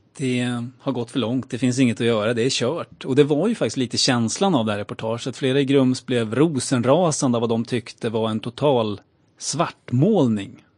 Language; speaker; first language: Swedish; native; Swedish